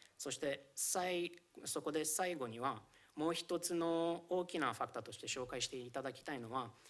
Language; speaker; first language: Japanese; non-native, fluent; Romanian